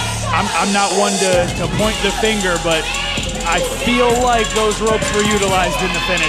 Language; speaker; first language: English; native; English